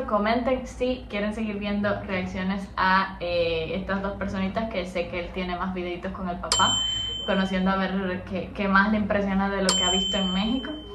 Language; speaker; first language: Spanish; native; Spanish